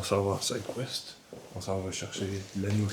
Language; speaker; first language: French; native; French